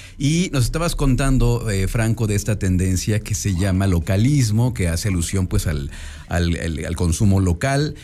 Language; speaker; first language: Spanish; native; Spanish